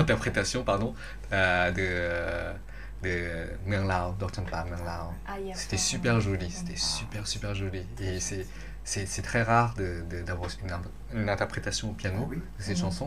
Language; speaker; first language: French; non-native, fluent; Lao